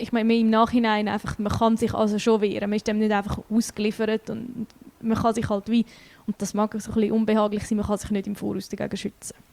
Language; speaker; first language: German; native; German